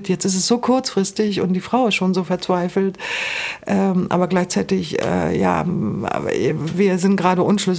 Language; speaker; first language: German; native; German